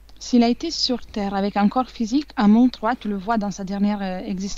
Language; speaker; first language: French; non-native, fluent; Italian